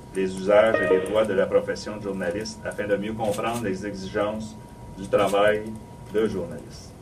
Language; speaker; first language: French; native; French